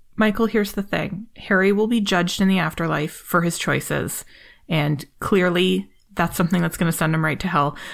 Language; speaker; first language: English; native; English